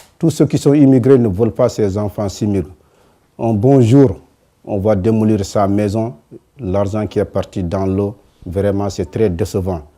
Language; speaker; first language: French; non-native, local second language; Wolof